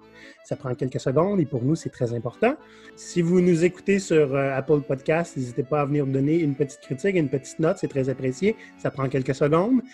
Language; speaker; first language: French; native; French